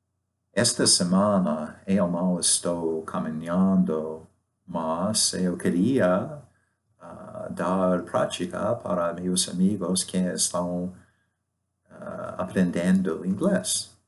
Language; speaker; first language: Portuguese; non-native, fluent; English